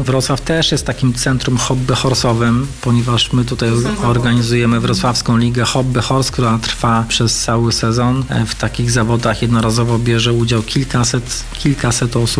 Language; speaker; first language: Polish; native; Polish